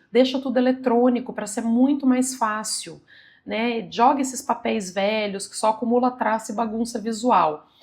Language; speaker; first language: Portuguese; native; Portuguese